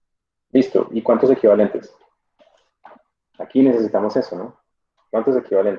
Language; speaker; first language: Spanish; native; Spanish